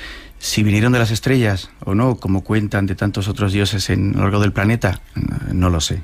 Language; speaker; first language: Spanish; native; Spanish